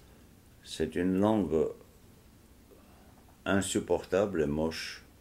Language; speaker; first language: French; non-native, fluent; Georgian